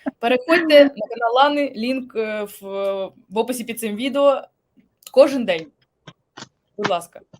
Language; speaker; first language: Ukrainian; native; Ukrainian